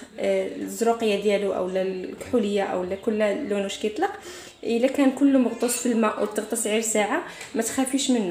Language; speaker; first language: Arabic; native; Arabic